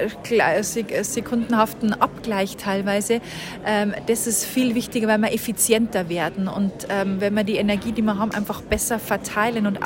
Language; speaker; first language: German; native; German